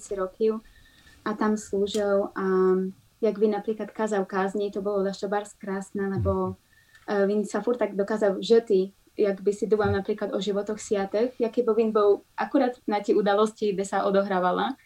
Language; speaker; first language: Slovak; non-native, local second language; Rusyn